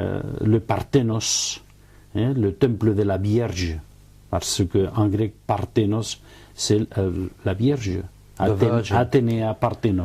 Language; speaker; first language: French; non-native, learner; Catalan